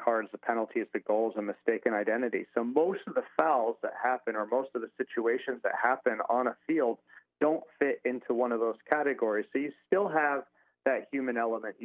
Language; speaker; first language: English; native; English